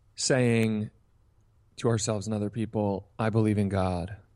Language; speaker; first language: English; native; English